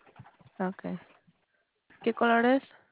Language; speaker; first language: Spanish; early bilingual, heritage; Spanish